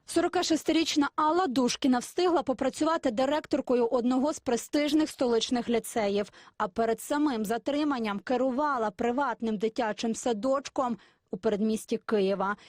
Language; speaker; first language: Ukrainian; native; Ukrainian